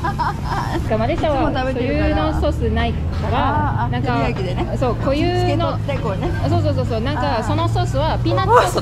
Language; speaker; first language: Japanese; non-native, fluent; Malay